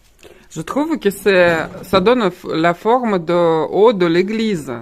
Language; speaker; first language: French; non-native, learner; Russian